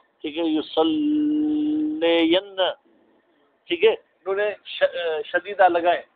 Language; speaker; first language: Urdu; non-native, local second language; Sindhi